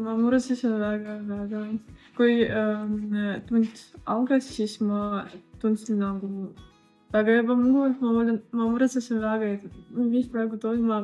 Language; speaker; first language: Estonian; non-native, local second language; Russian